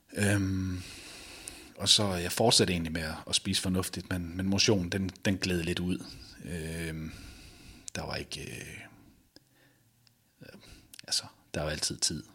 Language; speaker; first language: Danish; native; Danish